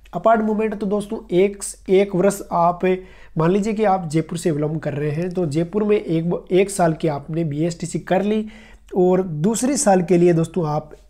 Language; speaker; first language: Hindi; native; Hindi